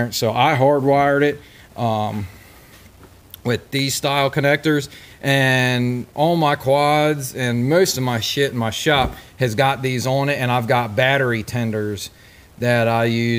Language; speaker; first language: English; native; English